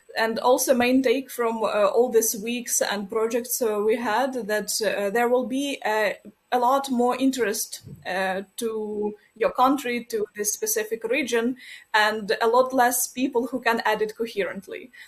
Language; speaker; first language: English; non-native, fluent; Ukrainian